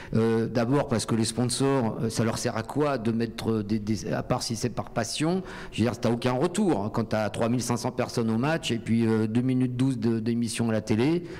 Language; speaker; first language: French; native; French